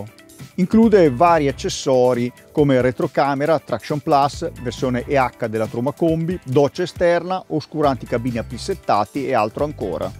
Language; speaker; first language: Italian; native; Italian